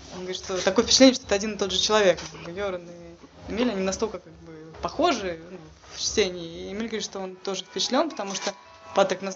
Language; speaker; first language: Russian; native; Russian